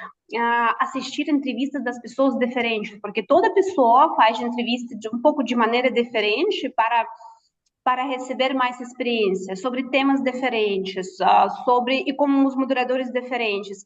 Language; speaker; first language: Portuguese; non-native, fluent; Russian